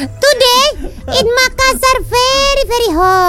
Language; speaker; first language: English; non-native, learner; Indonesian